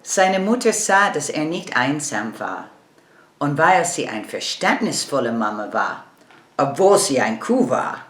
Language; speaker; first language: German; non-native, learner; English